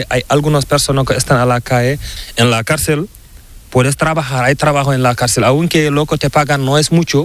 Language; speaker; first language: Spanish; non-native, learner; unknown